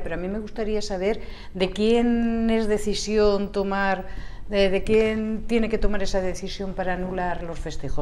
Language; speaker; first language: Spanish; native; Spanish